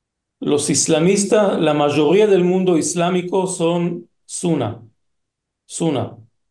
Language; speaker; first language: Spanish; non-native, fluent; Hebrew